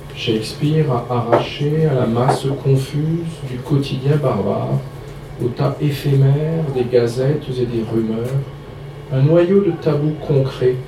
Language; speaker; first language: French; native; French